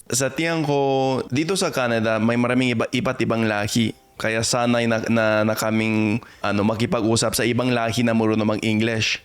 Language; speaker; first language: Filipino; non-native, fluent; English